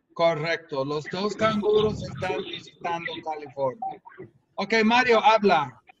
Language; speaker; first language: Spanish; non-native, fluent; English